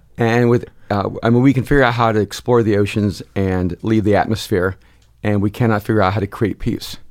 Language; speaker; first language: English; early bilingual, other home language; Spanish